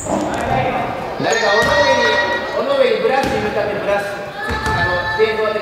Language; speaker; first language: Japanese; native; Japanese